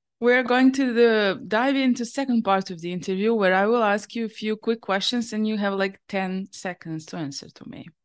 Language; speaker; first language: English; non-native, fluent; Serbian